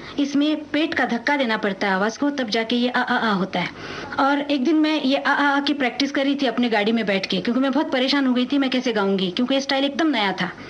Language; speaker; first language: Hindi; non-native, local second language; Marathi